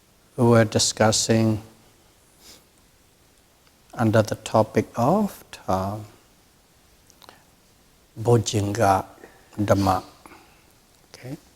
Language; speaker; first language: English; non-native, fluent; Burmese